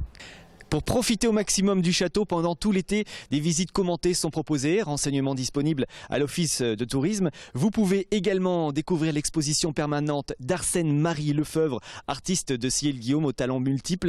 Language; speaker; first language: French; native; French